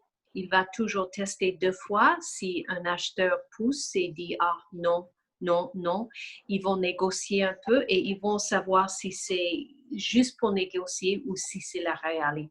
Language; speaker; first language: French; non-native, fluent; English